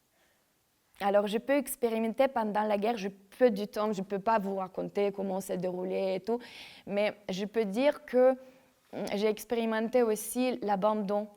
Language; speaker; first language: French; non-native, fluent; Ukrainian